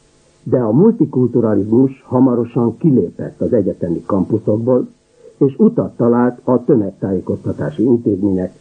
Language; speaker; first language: Hungarian; native; Hungarian